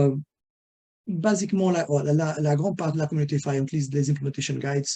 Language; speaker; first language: French; non-native, fluent; Portuguese